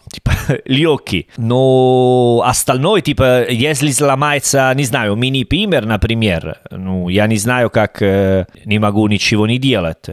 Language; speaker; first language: Russian; non-native, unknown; Italian